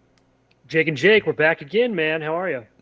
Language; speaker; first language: English; native; English